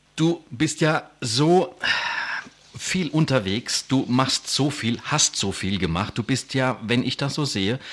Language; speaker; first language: German; native; German